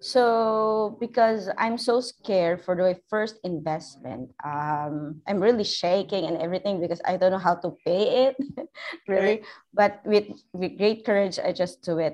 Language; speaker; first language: English; non-native, local second language; Filipino